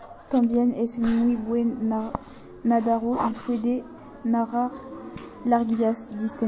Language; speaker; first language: Spanish; non-native, learner; French